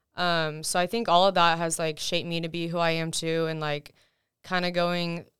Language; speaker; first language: English; early bilingual, other home language; Russian